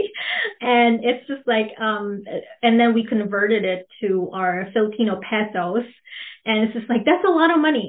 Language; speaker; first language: English; non-native, local second language; Filipino